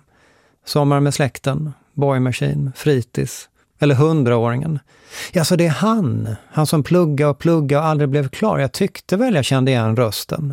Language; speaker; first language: Swedish; native; Swedish